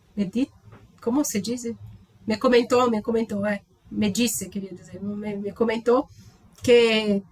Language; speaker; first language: Spanish; non-native, learner; Portuguese